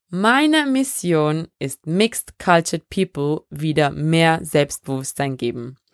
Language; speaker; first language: German; early bilingual, other home language; French